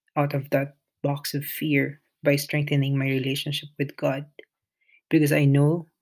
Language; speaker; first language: English; non-native, local second language; Filipino